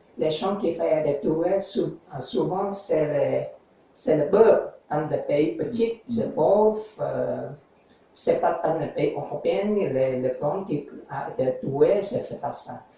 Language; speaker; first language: French; non-native, learner; English